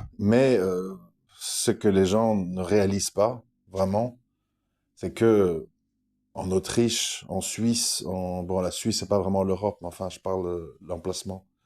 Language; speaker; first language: French; native; French